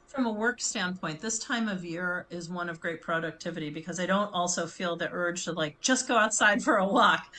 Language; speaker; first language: English; native; English